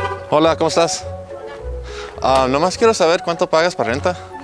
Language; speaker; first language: Spanish; native; Spanish